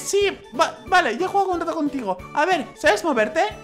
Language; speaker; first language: Spanish; native; Spanish